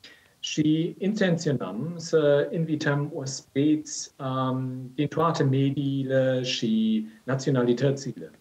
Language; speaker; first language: Romanian; non-native, learner; German